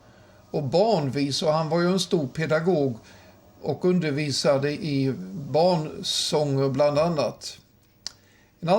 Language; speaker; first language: Swedish; native; Swedish